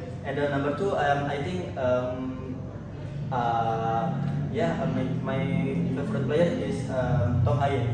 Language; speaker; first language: English; non-native, learner; Indonesian